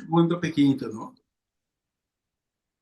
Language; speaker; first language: Spanish; non-native, learner; Papiamento